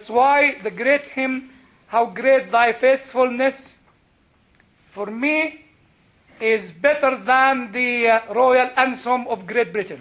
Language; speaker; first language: English; non-native, fluent; Arabic